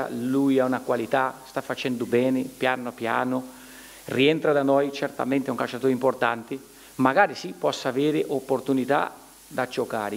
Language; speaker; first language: Italian; non-native, fluent; Portuguese